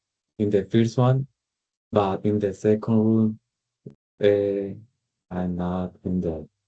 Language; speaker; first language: English; non-native, learner; Spanish